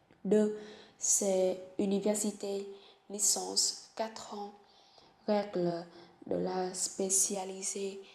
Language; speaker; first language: French; non-native, learner; Vietnamese